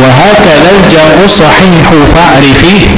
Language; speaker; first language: Arabic; non-native, fluent; Indonesian